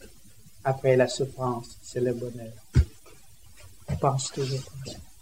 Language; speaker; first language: French; non-native, learner; Vietnamese